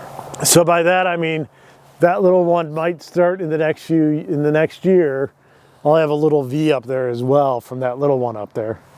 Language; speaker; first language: English; native; English